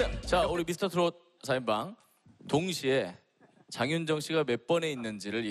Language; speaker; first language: Korean; native; Korean